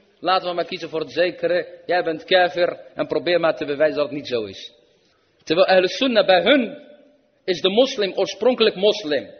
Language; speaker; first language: Dutch; early bilingual, other home language; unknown